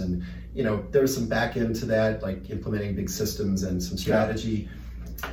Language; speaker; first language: English; native; English